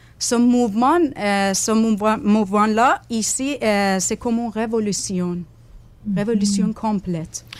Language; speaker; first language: French; non-native, fluent; Persian